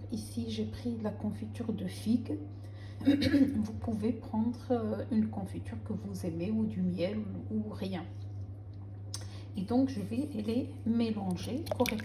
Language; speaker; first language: French; non-native, local second language; Arabic